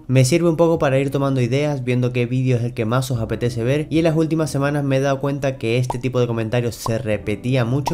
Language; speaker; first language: Spanish; native; Spanish